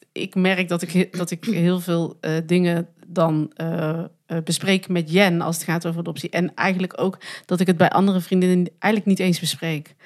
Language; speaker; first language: Dutch; native; Dutch